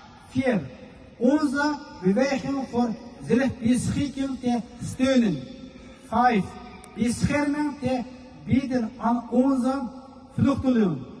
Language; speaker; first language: Dutch; non-native, fluent; Uyghur